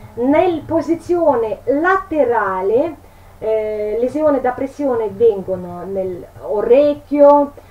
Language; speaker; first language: Italian; non-native, learner; Russian